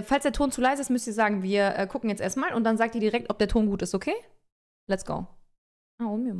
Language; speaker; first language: German; early bilingual, other home language; Turkish